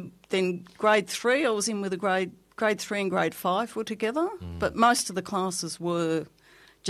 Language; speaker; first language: English; native; English